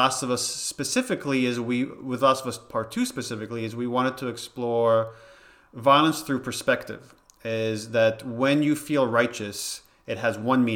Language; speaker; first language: English; non-native, fluent; Hebrew